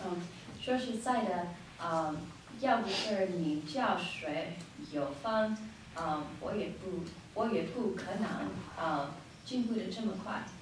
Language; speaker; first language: Chinese; non-native, learner; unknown